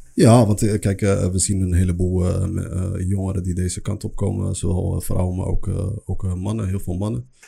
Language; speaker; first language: Dutch; early bilingual, other home language; Arabic